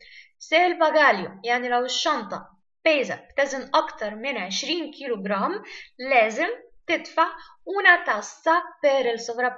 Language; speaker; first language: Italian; non-native, fluent; Arabic